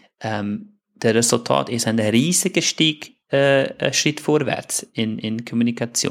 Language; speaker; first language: German; non-native, fluent; English